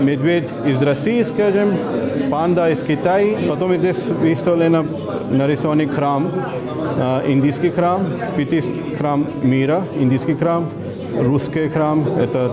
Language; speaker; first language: Russian; non-native, fluent; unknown